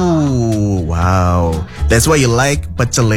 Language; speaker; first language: English; non-native, fluent; Indonesian